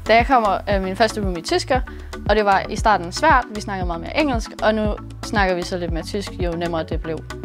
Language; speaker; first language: Danish; native; Danish